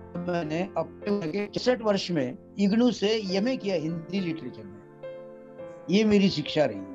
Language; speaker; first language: Hindi; non-native, local second language; Marathi